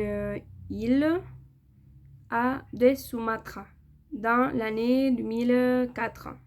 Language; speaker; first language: French; non-native, learner; Spanish